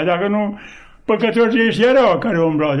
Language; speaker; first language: Romanian; native; Romanian